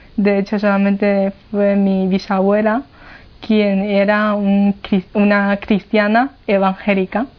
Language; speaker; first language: Spanish; non-native, fluent; Chinese